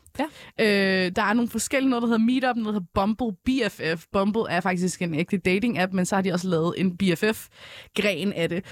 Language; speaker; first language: Danish; early bilingual, other home language; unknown